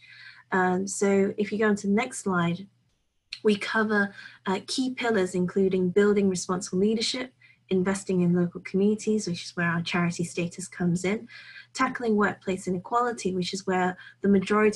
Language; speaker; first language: English; native; English